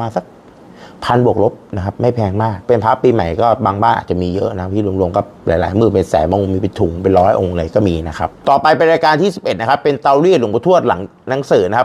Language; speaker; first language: Thai; native; Thai